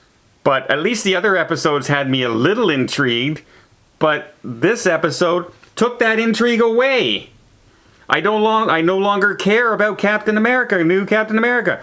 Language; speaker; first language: English; native; English